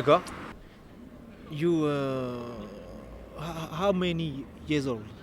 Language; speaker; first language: English; non-native, learner; French